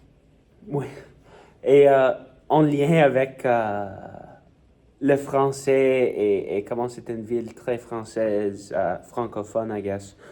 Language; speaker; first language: French; non-native, local second language; English